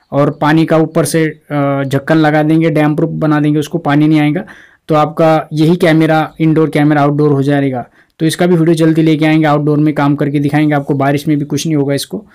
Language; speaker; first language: Hindi; non-native, local second language; Marathi